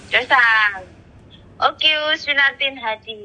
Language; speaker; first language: Cantonese; non-native, learner; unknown